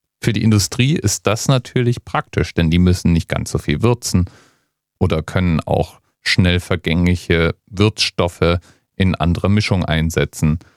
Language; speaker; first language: German; native; German